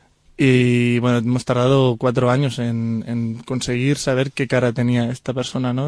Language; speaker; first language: Spanish; native; Spanish